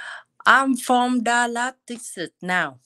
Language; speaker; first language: English; non-native, learner; Vietnamese